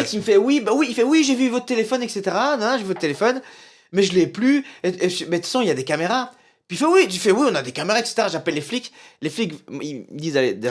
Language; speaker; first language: French; native; French